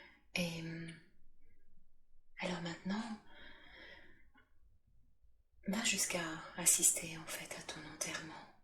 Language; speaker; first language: French; native; French